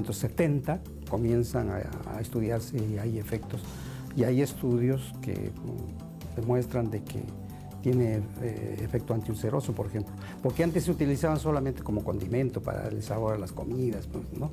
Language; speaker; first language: Spanish; native; Spanish